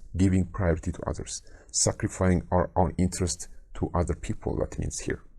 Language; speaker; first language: English; non-native, local second language; Amharic